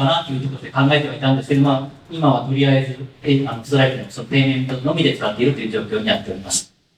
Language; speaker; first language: Japanese; native; Japanese